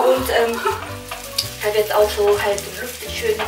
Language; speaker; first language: German; non-native, fluent; Korean